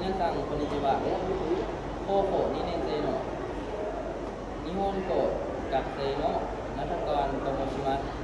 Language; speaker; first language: Japanese; non-native, learner; Thai